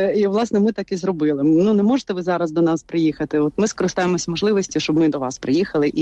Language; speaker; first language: Ukrainian; non-native, local second language; Bulgarian